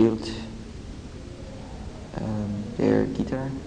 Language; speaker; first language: German; non-native, learner; English